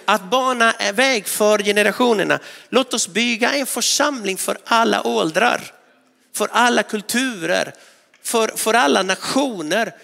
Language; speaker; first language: Swedish; non-native, fluent; Spanish